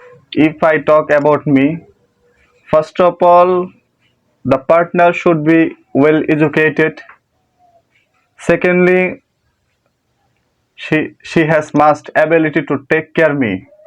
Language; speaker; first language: English; non-native, learner; Bangla